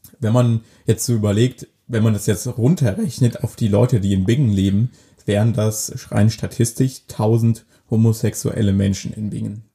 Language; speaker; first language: German; native; German